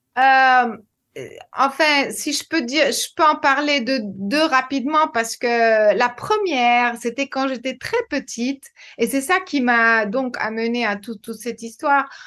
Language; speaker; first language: French; non-native, fluent; English